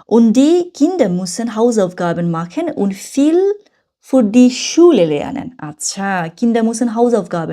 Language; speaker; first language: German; non-native, fluent; Bangla